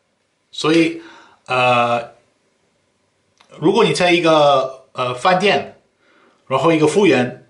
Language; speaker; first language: Chinese; non-native, fluent; Dutch